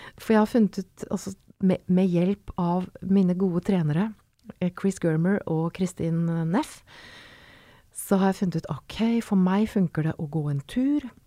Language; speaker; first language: Norwegian; native; Norwegian